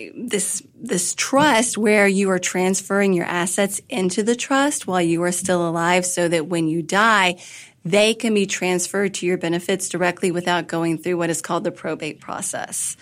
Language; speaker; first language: English; native; English